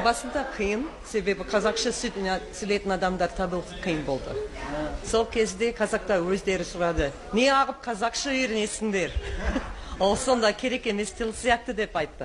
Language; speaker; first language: Kazakh; non-native, fluent; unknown